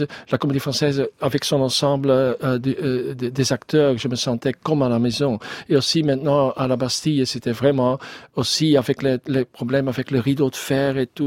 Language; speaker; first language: French; non-native, learner; Dutch